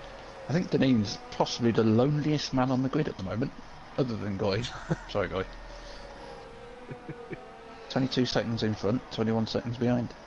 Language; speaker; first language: English; native; English